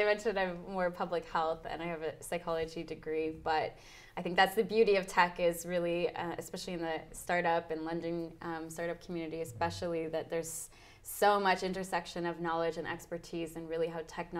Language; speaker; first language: English; native; English